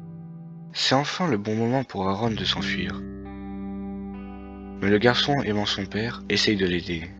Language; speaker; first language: French; native; French